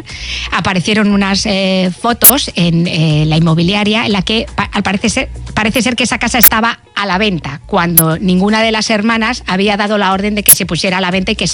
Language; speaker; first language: Spanish; native; Spanish